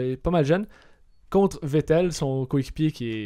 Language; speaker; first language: French; native; French